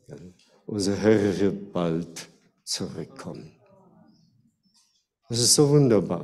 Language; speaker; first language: German; non-native, fluent; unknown